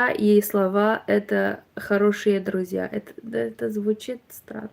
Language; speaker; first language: Russian; non-native, learner; Romanian